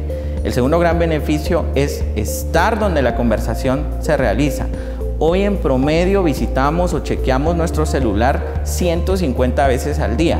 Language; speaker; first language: Spanish; native; Spanish